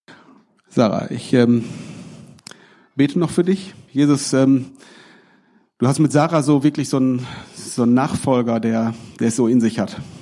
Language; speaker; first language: German; native; German